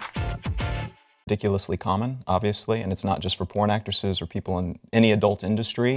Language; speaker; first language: English; native; English